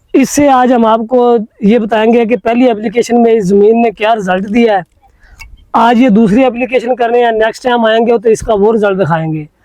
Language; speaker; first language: Urdu; non-native, local second language; Punjabi